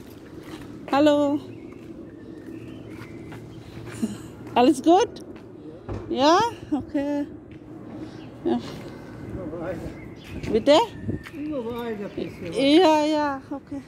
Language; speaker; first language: German; non-native, learner; Bangla